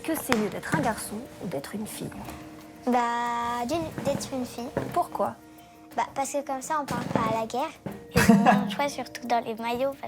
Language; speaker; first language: French; native; French